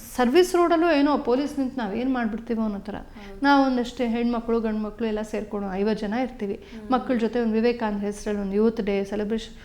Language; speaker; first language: Kannada; native; Kannada